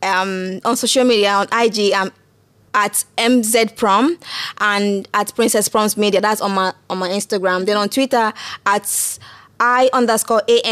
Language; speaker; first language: English; non-native, local second language; Igbo